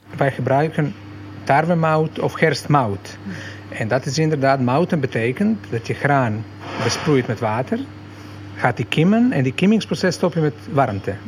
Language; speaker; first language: Dutch; non-native, fluent; Croatian